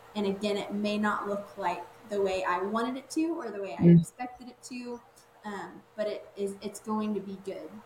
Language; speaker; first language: English; native; English